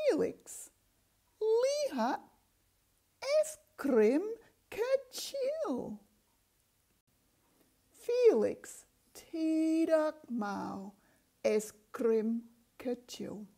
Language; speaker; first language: Indonesian; non-native, fluent; English